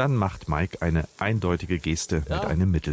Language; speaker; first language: German; native; German